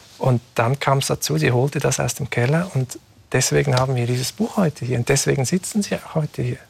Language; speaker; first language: German; native; German